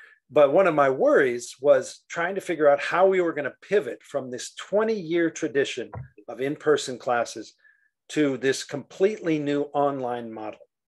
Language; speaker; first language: English; native; English